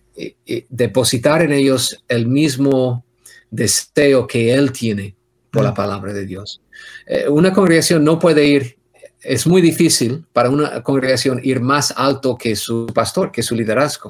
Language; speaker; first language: Spanish; non-native, fluent; English